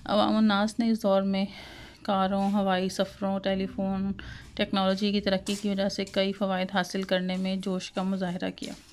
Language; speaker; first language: Urdu; non-native, local second language; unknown